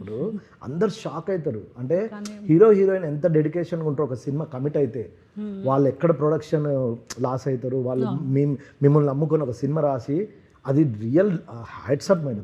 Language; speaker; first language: Telugu; native; Telugu